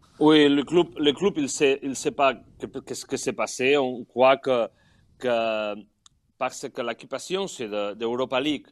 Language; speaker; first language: French; non-native, fluent; Catalan